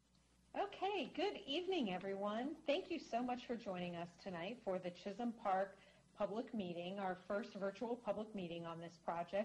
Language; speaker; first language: English; native; English